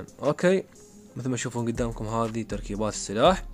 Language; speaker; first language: Arabic; native; Arabic